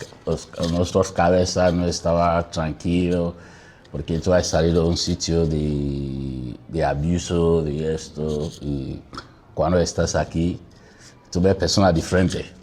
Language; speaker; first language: Spanish; non-native, learner; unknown